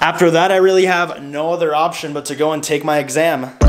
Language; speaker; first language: English; native; English